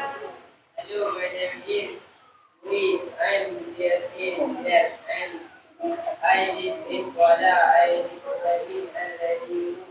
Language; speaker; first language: English; non-native, learner; Indonesian